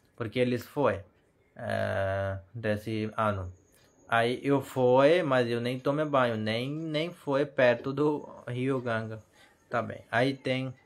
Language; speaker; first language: Portuguese; non-native, learner; Hindi